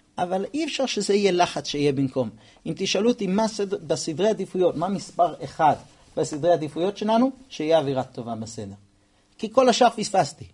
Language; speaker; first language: Hebrew; non-native, fluent; English